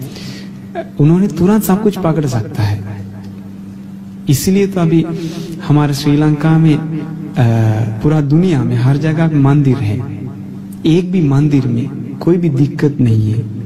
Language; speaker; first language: Hindi; non-native, fluent; Sinhala